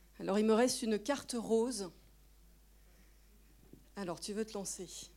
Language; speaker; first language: French; native; French